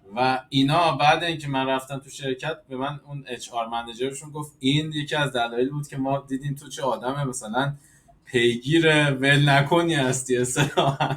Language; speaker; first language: Persian; native; Persian